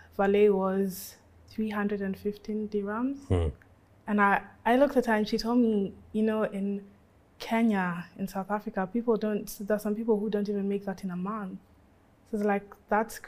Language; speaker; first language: English; native; English